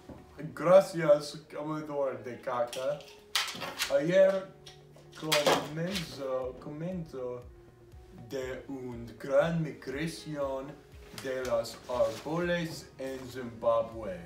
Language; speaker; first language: Spanish; non-native, learner; English